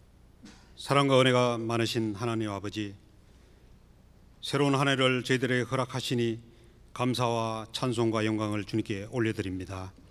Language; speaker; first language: Korean; native; Korean